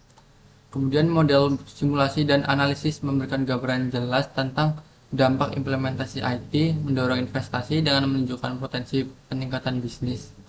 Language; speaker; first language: Indonesian; native; Indonesian